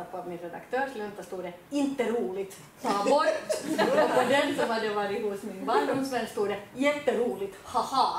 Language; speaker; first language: Swedish; native; Swedish